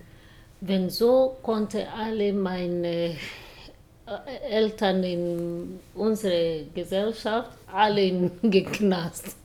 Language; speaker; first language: German; non-native, learner; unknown